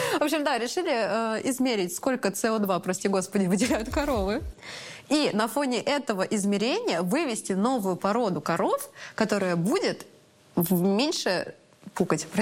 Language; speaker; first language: Russian; native; Russian